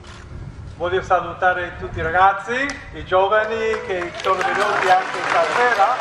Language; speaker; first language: Italian; non-native, fluent; English